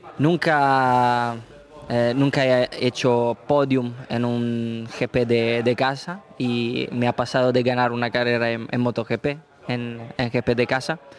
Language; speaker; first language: Spanish; non-native, fluent; Italian